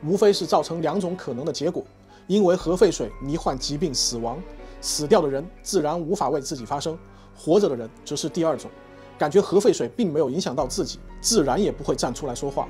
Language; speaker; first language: Chinese; native; Chinese